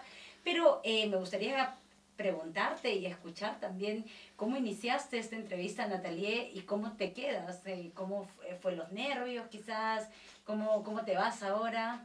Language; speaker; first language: Spanish; native; Spanish